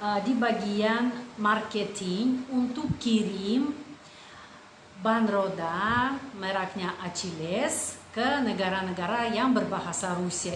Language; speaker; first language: Indonesian; non-native, fluent; Russian